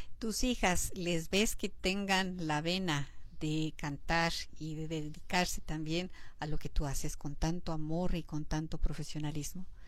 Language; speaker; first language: Spanish; native; Spanish